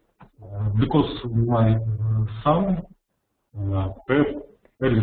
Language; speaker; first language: English; non-native, learner; Russian